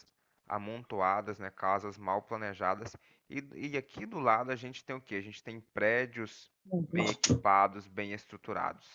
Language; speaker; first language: Portuguese; native; Portuguese